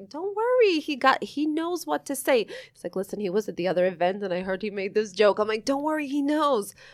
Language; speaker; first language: English; early bilingual, other home language; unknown